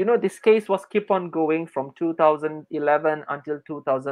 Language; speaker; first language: English; non-native, local second language; Malay